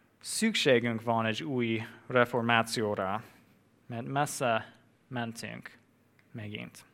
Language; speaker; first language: Hungarian; non-native, fluent; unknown